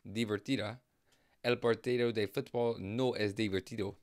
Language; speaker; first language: Spanish; non-native, learner; English